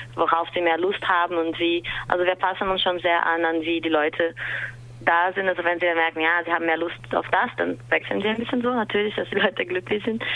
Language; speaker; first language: German; non-native, fluent; Portuguese